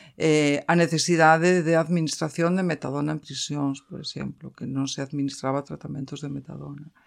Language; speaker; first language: Galician; native; Galician